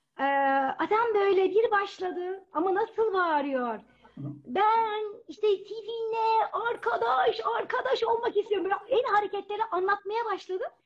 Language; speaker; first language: Turkish; native; Turkish